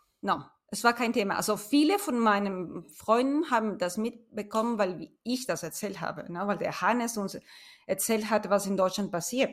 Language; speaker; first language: German; non-native, fluent; Spanish